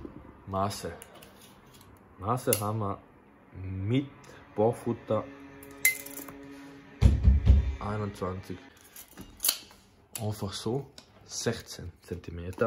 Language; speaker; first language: German; native; German